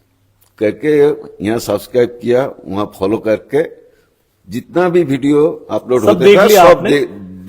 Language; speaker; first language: Hindi; non-native, local second language; Bangla